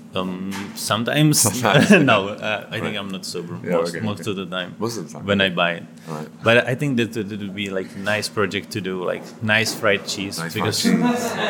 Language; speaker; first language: English; non-native, fluent; Czech